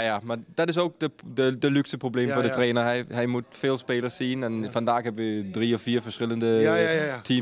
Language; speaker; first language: Dutch; non-native, fluent; Danish